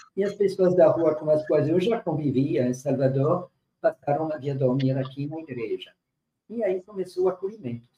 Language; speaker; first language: Portuguese; non-native, fluent; French